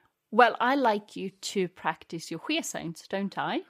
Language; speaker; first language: English; non-native, fluent; Swedish